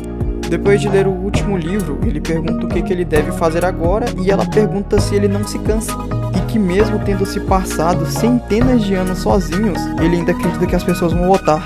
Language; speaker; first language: Portuguese; native; Portuguese